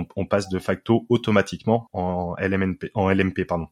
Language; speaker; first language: French; native; French